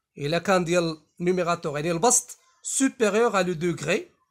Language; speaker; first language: French; non-native, local second language; Arabic